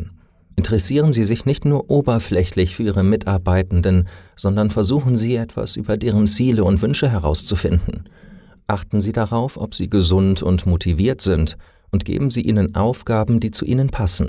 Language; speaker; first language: German; native; German